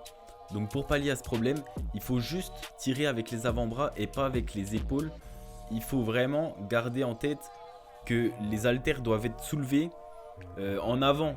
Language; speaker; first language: French; native; French